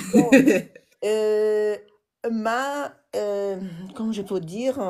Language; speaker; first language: French; non-native, learner; Portuguese